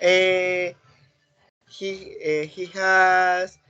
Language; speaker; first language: English; non-native, learner; Spanish